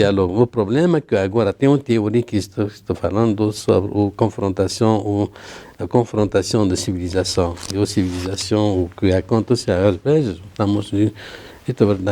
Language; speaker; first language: Portuguese; non-native, learner; Arabic